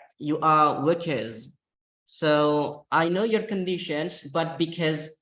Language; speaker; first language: English; non-native, fluent; Indonesian